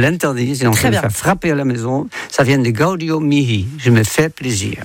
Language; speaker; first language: French; non-native, fluent; Dutch